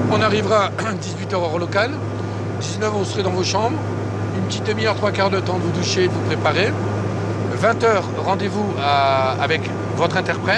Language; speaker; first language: French; native; French